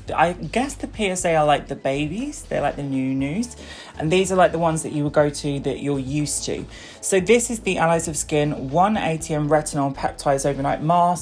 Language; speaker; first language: English; native; English